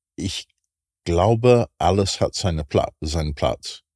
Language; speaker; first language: German; non-native, fluent; English